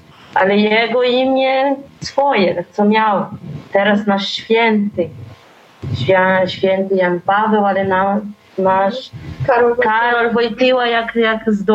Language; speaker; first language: Polish; early bilingual, heritage; Polish